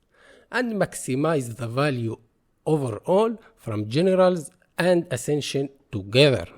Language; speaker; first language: English; non-native, fluent; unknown